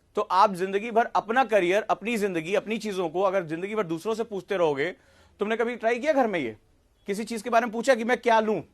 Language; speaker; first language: Hindi; native; Hindi